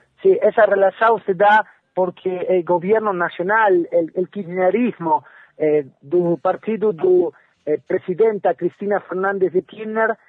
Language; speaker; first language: Portuguese; non-native, learner; Spanish